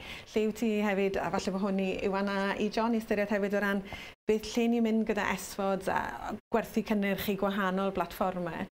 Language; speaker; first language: Welsh; native; Welsh